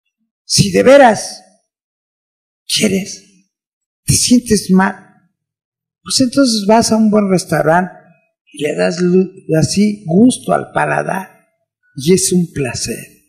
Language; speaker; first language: Spanish; native; Spanish